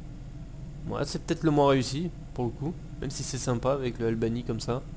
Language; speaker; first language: French; native; French